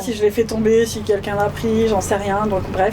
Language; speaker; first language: French; native; French